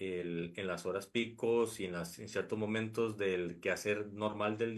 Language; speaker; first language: Spanish; native; Spanish